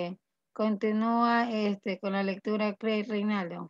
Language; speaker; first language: Spanish; native; Spanish